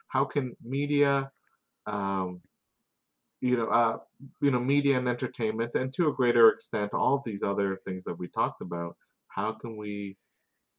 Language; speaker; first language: English; native; English